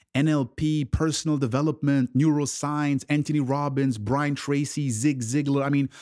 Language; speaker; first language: English; early bilingual, other home language; French